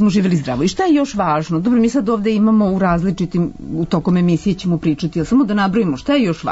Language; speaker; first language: Serbian; native; Serbian